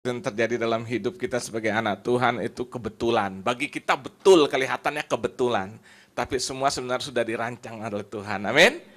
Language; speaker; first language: Indonesian; native; Indonesian